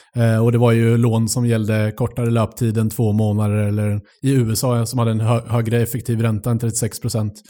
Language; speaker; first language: Swedish; native; Swedish